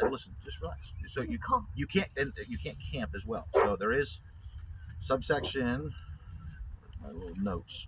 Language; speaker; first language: English; native; English